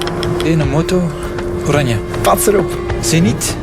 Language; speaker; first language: Dutch; native; Dutch